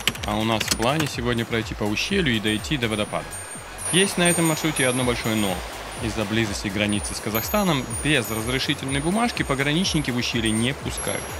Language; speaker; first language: Russian; native; Russian